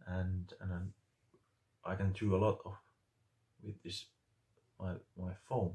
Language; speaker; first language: English; non-native, fluent; Finnish